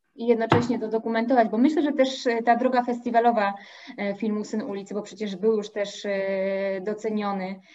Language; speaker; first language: Polish; native; Polish